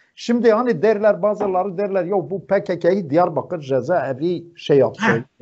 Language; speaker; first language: Turkish; non-native, local second language; Zaza